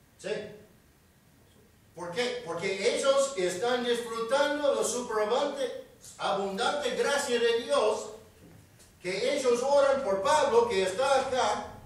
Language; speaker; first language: Spanish; non-native, fluent; English